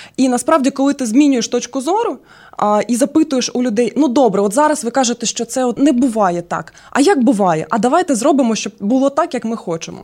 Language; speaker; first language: Ukrainian; native; Ukrainian